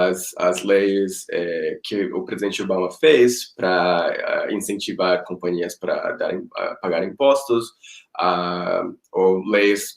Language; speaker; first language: Portuguese; non-native, fluent; Spanish